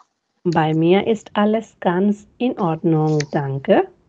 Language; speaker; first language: German; non-native, fluent; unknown